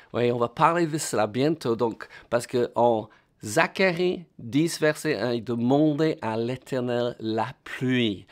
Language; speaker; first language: French; non-native, fluent; English